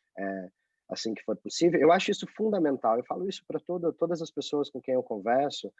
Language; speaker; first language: Portuguese; native; Portuguese